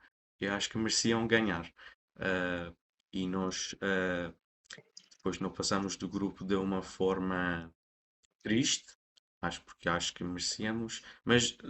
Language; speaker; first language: Portuguese; non-native, fluent; Persian